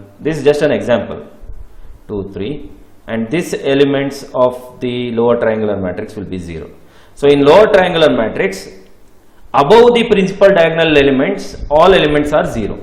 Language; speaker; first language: English; non-native, local second language; Kannada